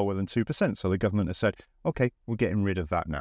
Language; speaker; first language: English; native; English